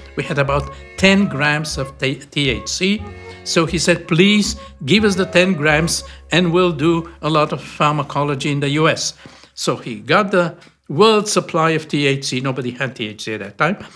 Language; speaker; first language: English; non-native, fluent; Bulgarian